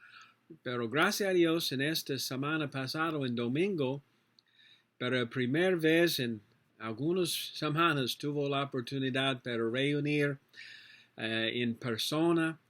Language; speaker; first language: Spanish; non-native, learner; English